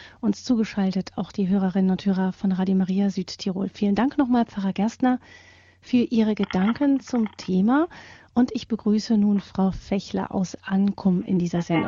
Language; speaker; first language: German; native; German